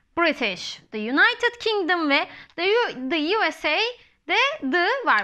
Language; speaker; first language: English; non-native, fluent; Turkish